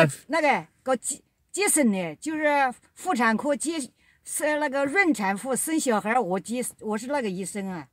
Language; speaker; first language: Chinese; non-native, local second language; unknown